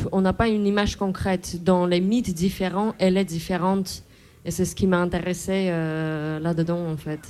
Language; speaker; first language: French; non-native, fluent; Armenian